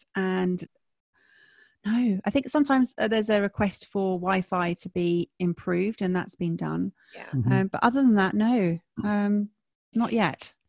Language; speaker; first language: English; native; English